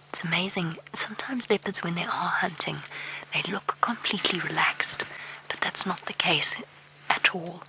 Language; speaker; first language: English; native; English